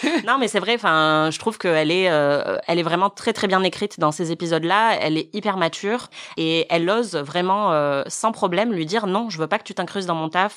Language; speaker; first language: French; native; French